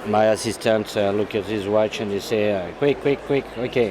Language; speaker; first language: English; non-native, fluent; French